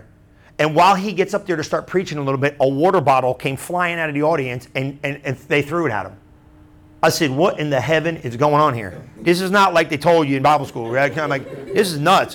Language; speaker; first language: English; native; English